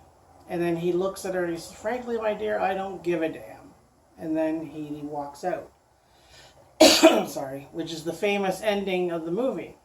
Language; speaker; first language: English; native; English